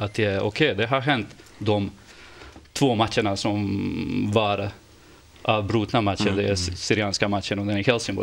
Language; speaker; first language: Swedish; non-native, fluent; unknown